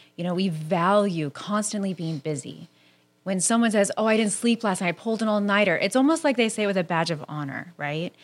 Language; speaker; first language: English; native; English